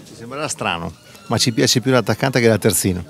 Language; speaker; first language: Italian; native; Italian